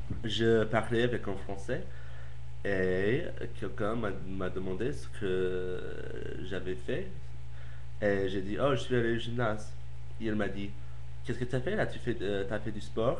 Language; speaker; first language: French; non-native, learner; English